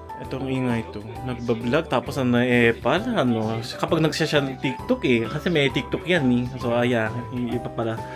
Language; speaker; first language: Filipino; early bilingual, heritage; Japanese